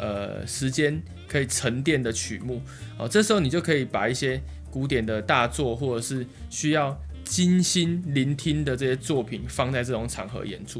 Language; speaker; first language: Chinese; native; Chinese